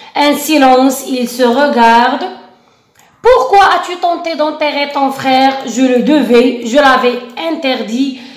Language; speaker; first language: French; non-native, local second language; Arabic